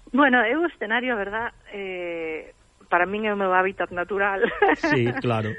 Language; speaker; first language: Galician; non-native, local second language; Spanish